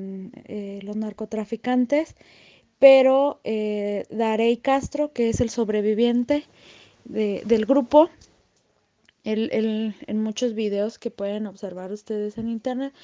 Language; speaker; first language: Spanish; native; Spanish